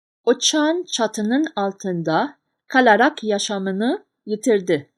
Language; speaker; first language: Turkish; non-native, fluent; Arabic